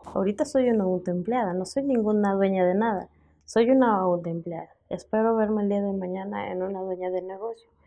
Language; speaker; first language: Spanish; native; Spanish